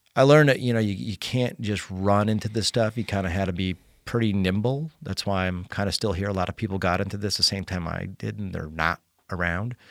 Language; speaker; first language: English; native; English